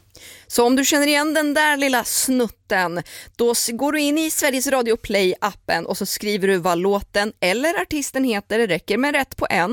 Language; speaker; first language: Swedish; native; Swedish